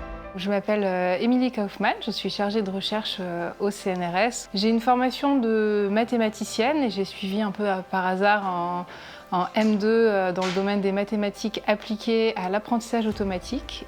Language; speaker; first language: French; native; French